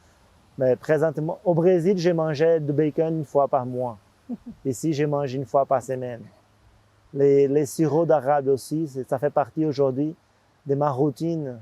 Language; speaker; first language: French; non-native, fluent; Portuguese